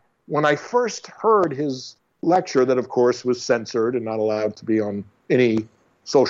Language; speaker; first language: English; native; English